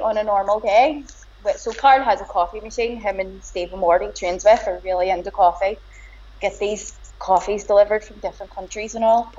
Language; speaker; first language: English; native; English